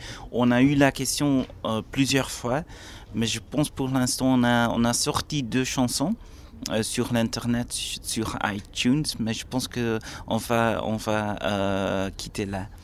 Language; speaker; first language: French; non-native, local second language; Dutch